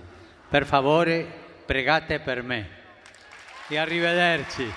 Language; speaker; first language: Italian; non-native, fluent; Spanish